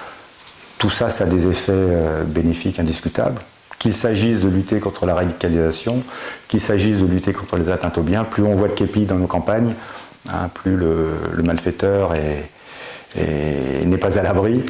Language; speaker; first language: French; native; French